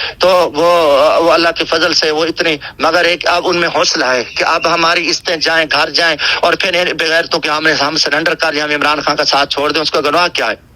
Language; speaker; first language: Urdu; non-native, local second language; Saraiki